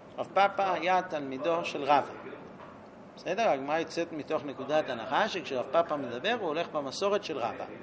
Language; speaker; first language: Hebrew; non-native, fluent; English